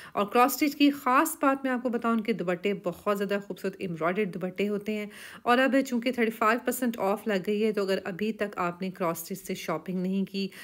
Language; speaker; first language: Urdu; native; Urdu